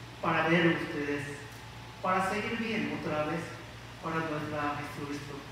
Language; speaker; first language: Spanish; non-native, learner; Korean